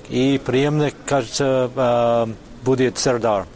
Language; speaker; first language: Russian; non-native, fluent; English